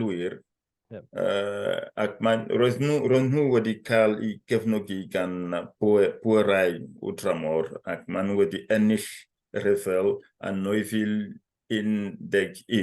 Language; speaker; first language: Welsh; non-native, fluent; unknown